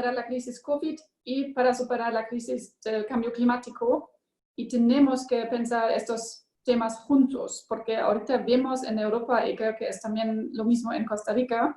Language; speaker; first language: Spanish; non-native, learner; German